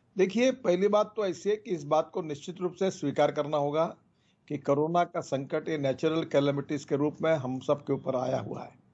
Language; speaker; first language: Hindi; non-native, local second language; Marathi